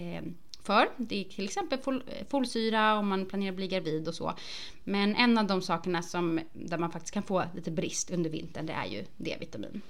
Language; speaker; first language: Swedish; native; Swedish